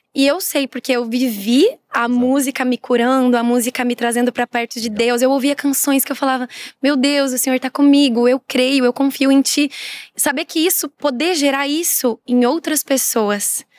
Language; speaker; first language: Portuguese; native; Portuguese